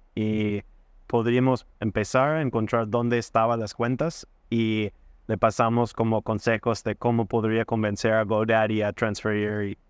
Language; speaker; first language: Spanish; non-native, fluent; English